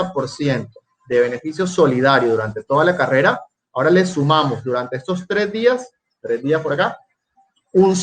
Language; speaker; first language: Spanish; native; Spanish